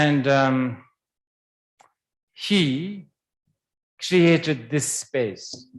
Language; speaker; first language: English; non-native, fluent; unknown